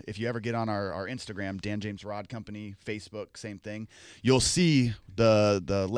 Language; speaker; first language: English; native; English